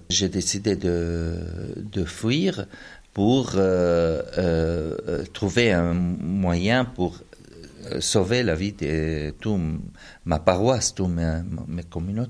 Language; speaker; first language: French; non-native, fluent; Arabic